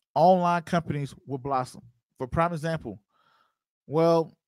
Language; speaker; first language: English; native; English